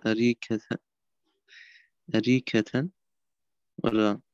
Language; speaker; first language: Arabic; non-native, learner; German